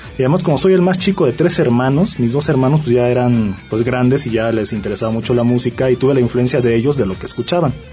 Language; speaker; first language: Spanish; early bilingual, other home language; Japanese